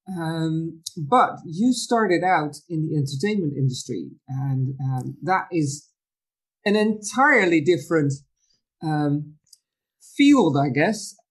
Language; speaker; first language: English; non-native, fluent; Dutch